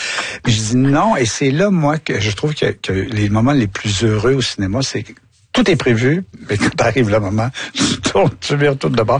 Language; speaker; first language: French; native; French